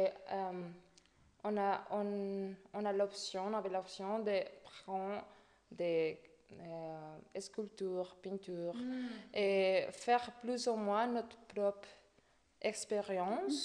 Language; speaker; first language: French; non-native, fluent; Spanish